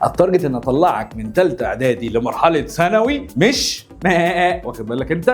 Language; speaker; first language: Arabic; native; Arabic